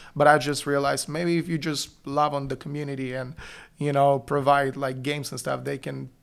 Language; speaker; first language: English; non-native, fluent; Bulgarian